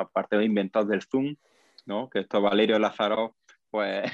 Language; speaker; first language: Spanish; native; Spanish